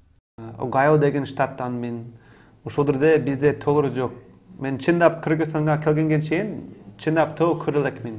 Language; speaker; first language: Kyrgyz; non-native, learner; English